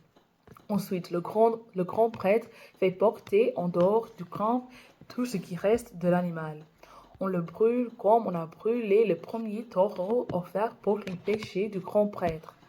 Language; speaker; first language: French; non-native, fluent; English